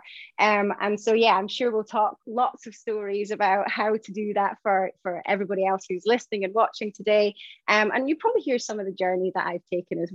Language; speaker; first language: English; native; English